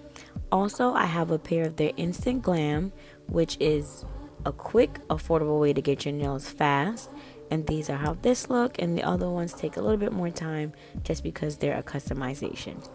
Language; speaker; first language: English; native; English